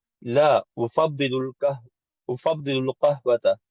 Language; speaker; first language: Arabic; non-native, learner; English